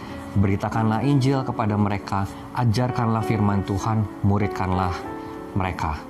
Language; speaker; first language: Indonesian; native; Indonesian